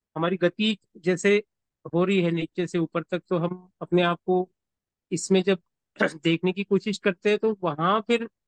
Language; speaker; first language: Hindi; native; Hindi